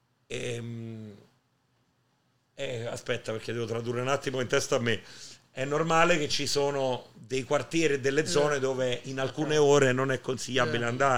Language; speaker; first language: Italian; native; Italian